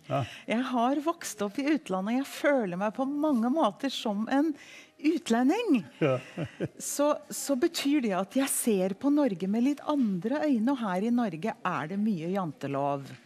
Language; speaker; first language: Norwegian; early bilingual, heritage; Norwegian